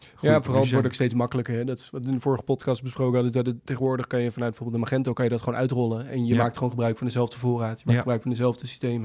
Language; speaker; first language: Dutch; native; Dutch